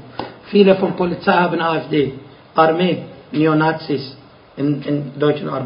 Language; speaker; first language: German; non-native, fluent; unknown